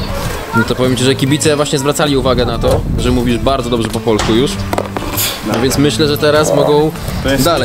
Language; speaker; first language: Polish; native; Polish